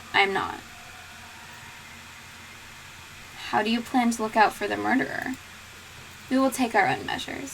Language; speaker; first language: English; native; English